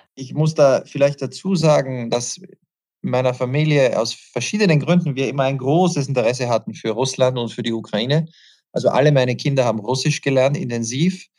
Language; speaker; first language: German; native; German